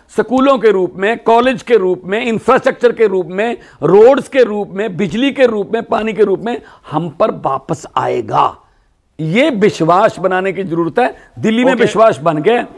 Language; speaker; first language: Hindi; non-native, local second language; Punjabi